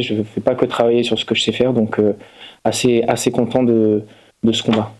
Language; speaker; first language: French; native; French